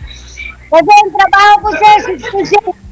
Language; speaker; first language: Filipino; non-native, local second language; Cebuano